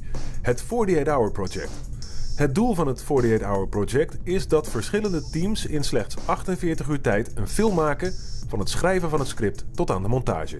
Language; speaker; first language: Dutch; native; Dutch